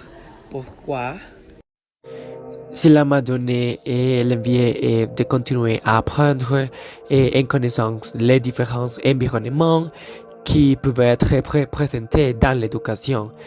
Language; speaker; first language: French; non-native, learner; Spanish